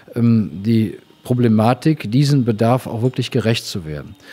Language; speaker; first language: German; native; German